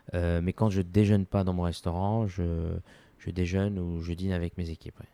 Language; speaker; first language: French; non-native, local second language; Arabic